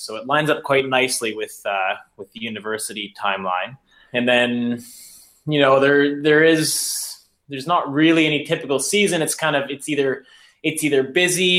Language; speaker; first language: English; native; English